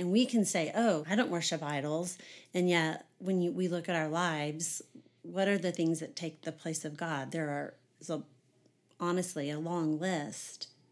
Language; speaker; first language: English; native; English